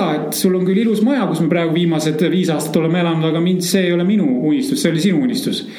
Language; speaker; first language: Estonian; native; Estonian